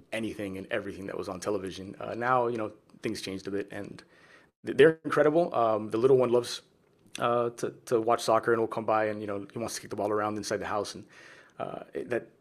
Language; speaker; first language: English; early bilingual, other home language; Spanish